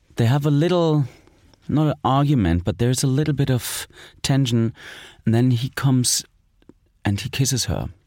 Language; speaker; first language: English; non-native, fluent; German